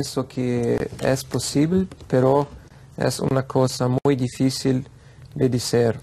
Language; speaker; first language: Spanish; non-native, learner; Portuguese